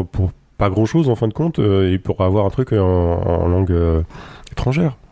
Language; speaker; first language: French; native; French